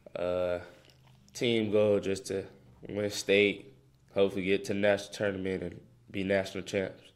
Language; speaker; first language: English; native; English